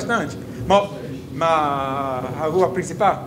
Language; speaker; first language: Portuguese; non-native, fluent; Italian